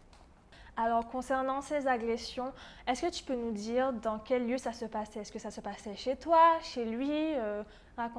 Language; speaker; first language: French; native; French